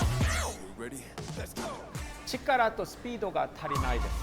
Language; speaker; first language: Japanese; non-native, learner; Korean